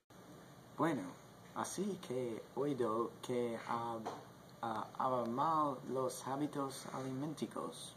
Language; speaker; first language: Spanish; non-native, learner; English